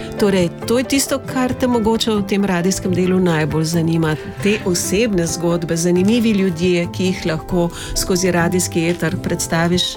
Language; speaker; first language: Slovenian; native; Slovenian